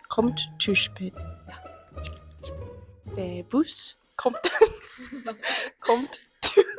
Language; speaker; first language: German; non-native, learner; Korean